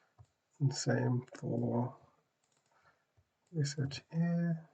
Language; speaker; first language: English; native; English